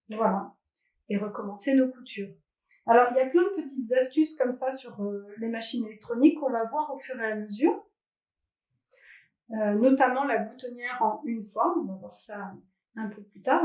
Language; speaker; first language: French; native; French